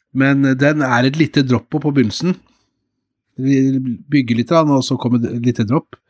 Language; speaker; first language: Norwegian; native; Norwegian